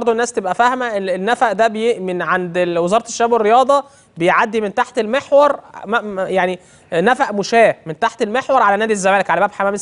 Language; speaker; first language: Arabic; native; Arabic